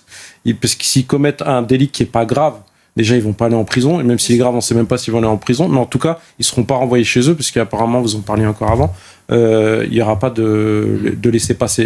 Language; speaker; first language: French; native; French